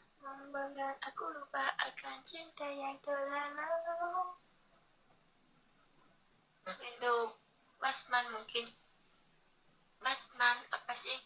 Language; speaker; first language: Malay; non-native, learner; Vietnamese